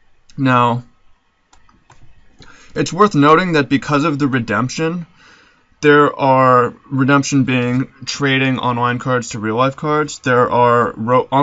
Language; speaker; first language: English; native; English